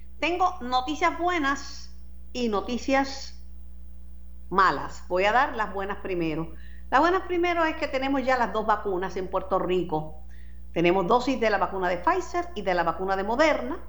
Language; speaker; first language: Spanish; native; Spanish